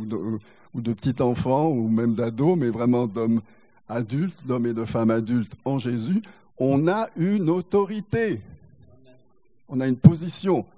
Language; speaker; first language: French; native; French